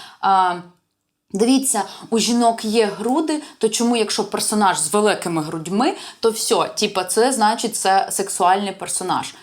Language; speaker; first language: Ukrainian; native; Ukrainian